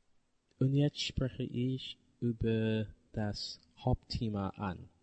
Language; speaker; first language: German; non-native, learner; English